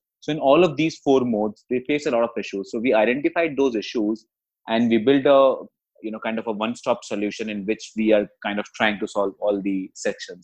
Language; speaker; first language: English; non-native, local second language; Hindi